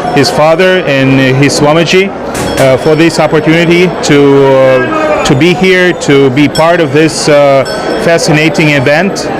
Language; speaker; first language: English; non-native, learner; Russian